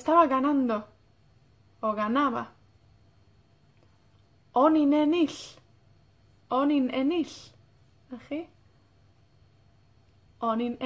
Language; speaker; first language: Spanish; non-native, fluent; Welsh